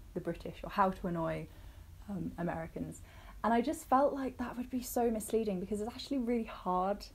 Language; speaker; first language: English; native; English